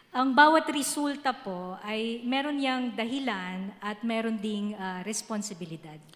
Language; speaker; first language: Filipino; native; Filipino